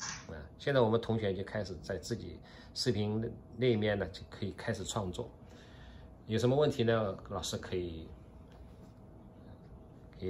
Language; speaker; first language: Chinese; native; Chinese